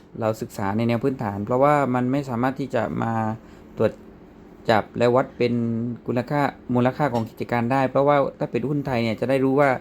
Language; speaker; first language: Thai; native; Thai